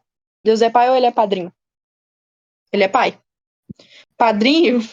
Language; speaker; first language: Portuguese; native; Portuguese